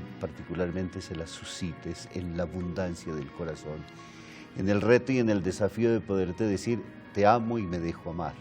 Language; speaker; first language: Spanish; native; Spanish